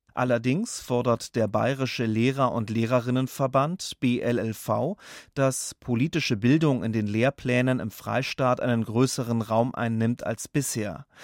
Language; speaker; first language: German; native; German